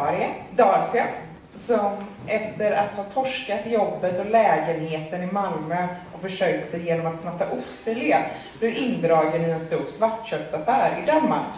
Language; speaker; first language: Swedish; native; Swedish